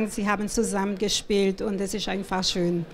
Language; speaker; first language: German; non-native, fluent; Portuguese